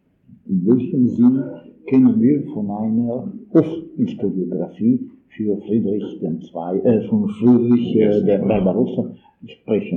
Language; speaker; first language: German; non-native, fluent; Italian